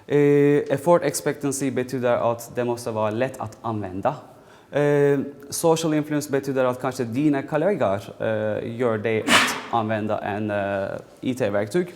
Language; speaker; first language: Swedish; non-native, fluent; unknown